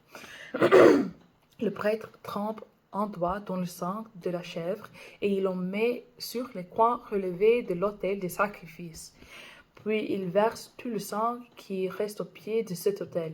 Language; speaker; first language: French; non-native, fluent; English